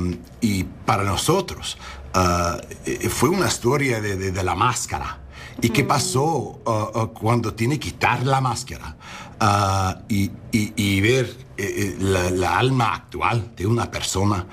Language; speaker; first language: Spanish; non-native, learner; English